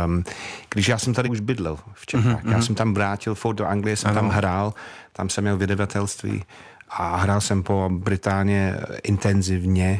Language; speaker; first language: Czech; non-native, fluent; English